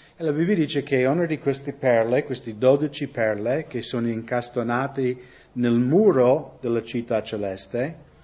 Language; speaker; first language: Italian; non-native, fluent; English